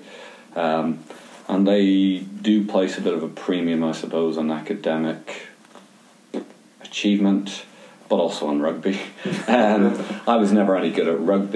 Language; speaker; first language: English; native; English